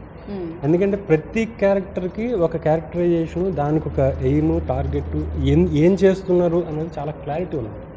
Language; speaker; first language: Telugu; native; Telugu